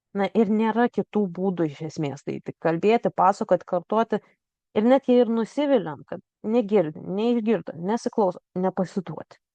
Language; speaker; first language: Lithuanian; native; Lithuanian